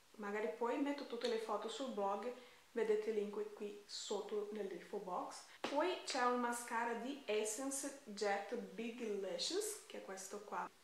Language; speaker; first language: Italian; non-native, fluent; Portuguese